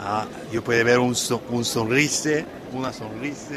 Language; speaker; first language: Spanish; non-native, fluent; French